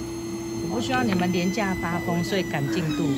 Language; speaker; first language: Chinese; native; Chinese